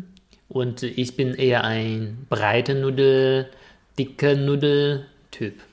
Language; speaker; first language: German; non-native, fluent; Chinese